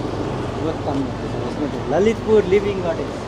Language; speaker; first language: Russian; non-native, fluent; Nepali